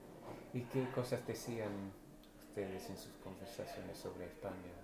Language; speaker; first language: Spanish; non-native, fluent; English